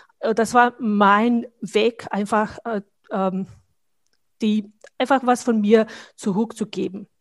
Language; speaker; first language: German; non-native, fluent; Bosnian